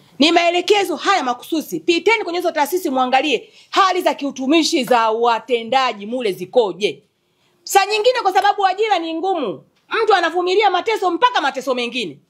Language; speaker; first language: Swahili; native; Swahili